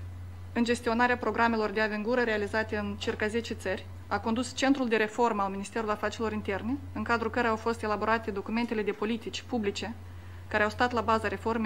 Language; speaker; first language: Romanian; native; Romanian